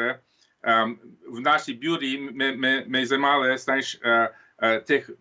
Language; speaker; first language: Ukrainian; early bilingual, heritage; Ukrainian